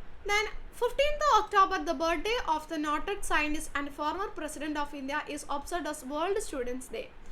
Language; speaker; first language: English; non-native, local second language; Malayalam